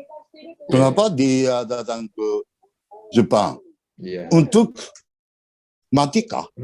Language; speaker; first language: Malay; non-native, learner; Japanese